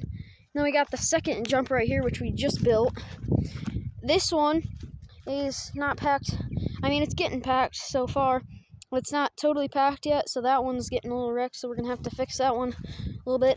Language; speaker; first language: English; native; English